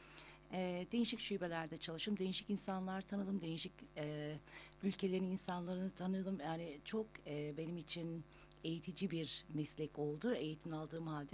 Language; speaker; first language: Turkish; early bilingual, heritage; Turkish